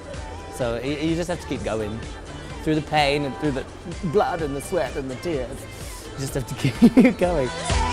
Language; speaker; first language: English; native; English